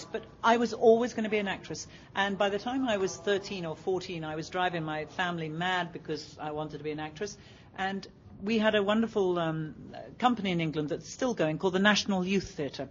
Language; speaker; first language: English; native; English